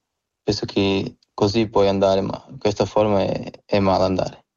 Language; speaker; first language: Italian; non-native, learner; Portuguese